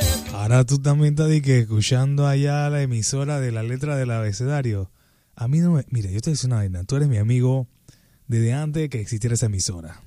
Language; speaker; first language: Spanish; native; Spanish